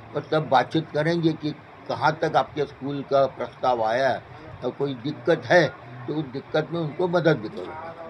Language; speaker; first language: Hindi; non-native, local second language; Marathi